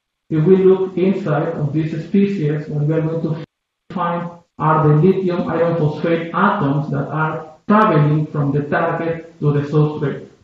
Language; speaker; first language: English; non-native, fluent; Spanish